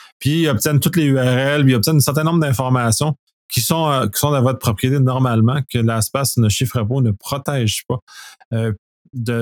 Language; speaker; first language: French; native; French